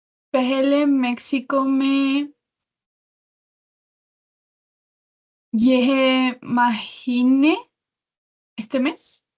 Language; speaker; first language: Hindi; non-native, learner; Spanish